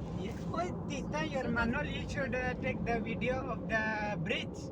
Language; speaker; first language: English; non-native, learner; Hiligaynon